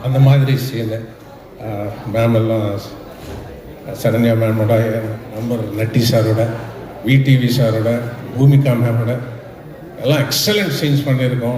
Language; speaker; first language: Tamil; non-native, fluent; Telugu